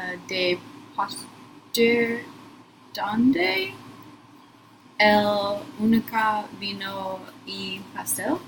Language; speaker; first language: Spanish; non-native, learner; English